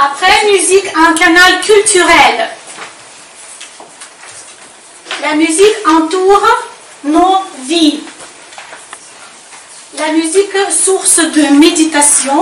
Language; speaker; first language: French; non-native, fluent; Ukrainian